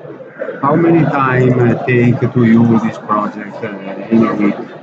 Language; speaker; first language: English; non-native, learner; Italian